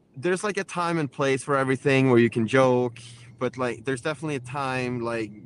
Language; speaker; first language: English; non-native, fluent; Swedish